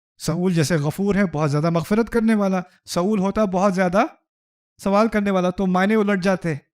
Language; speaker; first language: Urdu; early bilingual, heritage; Urdu